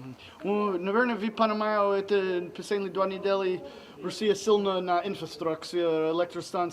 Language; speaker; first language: Russian; non-native, learner; English